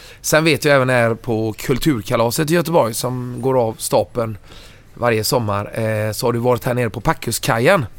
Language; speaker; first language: Swedish; native; Swedish